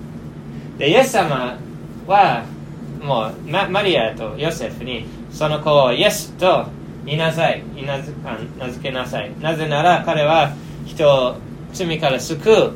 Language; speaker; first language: Japanese; non-native, fluent; English